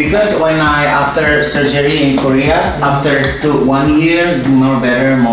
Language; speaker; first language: English; non-native, learner; Indonesian